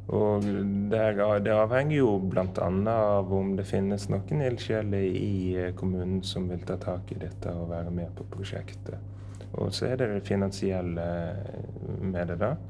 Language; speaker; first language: Norwegian; native; Norwegian